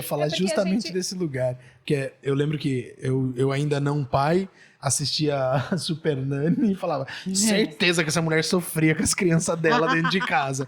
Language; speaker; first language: Portuguese; native; Portuguese